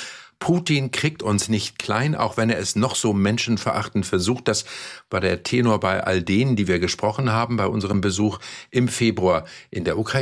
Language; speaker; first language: German; native; German